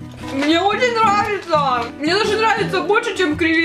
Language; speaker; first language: Russian; native; Russian